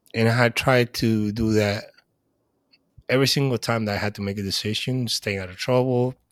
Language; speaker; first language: English; early bilingual, other home language; Spanish